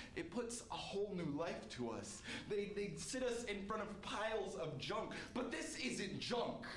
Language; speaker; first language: English; native; English